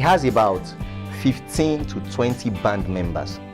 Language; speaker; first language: English; non-native, local second language; Yoruba